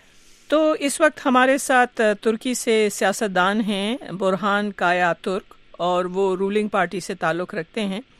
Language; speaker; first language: Urdu; native; Urdu